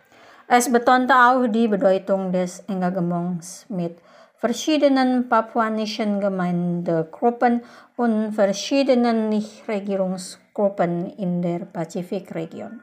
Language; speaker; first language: German; non-native, fluent; Indonesian